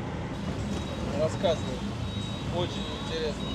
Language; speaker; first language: Russian; native; Russian